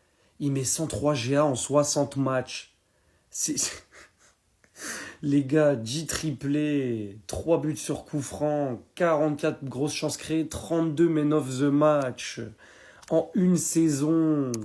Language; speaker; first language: French; native; French